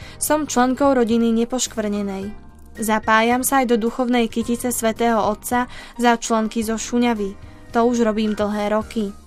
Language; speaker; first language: Slovak; native; Slovak